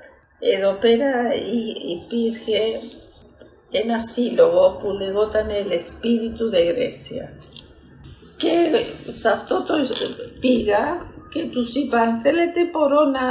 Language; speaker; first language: Greek; early bilingual, heritage; Greek